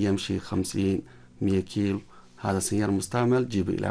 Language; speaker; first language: Arabic; non-native, learner; Chinese